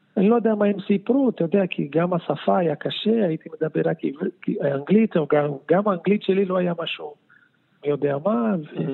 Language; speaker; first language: Hebrew; non-native, fluent; Portuguese